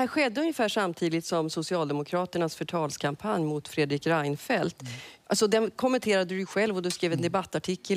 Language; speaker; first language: Swedish; native; Swedish